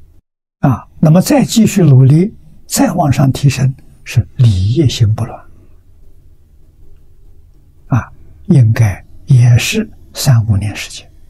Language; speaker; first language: Chinese; native; Chinese